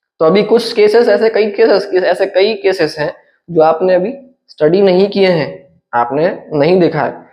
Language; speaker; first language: Urdu; native; Urdu